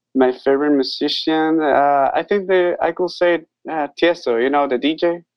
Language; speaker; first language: English; non-native, learner; Spanish